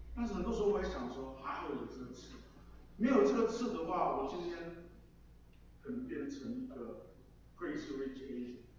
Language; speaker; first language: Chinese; non-native, local second language; English